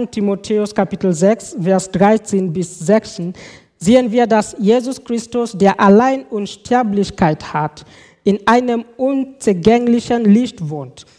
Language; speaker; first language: German; non-native, fluent; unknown